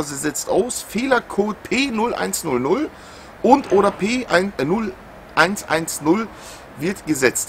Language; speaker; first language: German; native; German